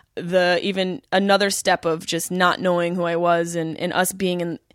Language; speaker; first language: English; native; English